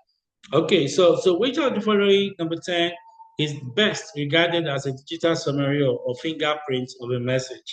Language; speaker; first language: English; non-native, local second language; Yoruba